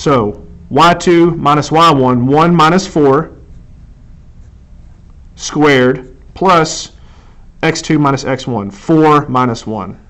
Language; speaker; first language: English; native; English